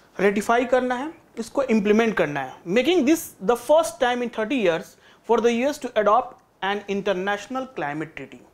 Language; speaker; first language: Hindi; native; Hindi